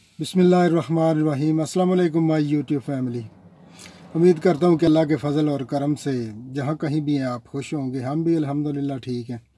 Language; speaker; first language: Urdu; non-native, local second language; Punjabi